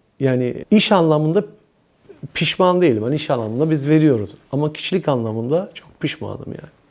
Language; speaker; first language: Turkish; early bilingual, heritage; Turkish